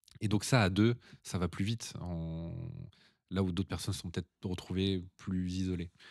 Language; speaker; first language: French; native; French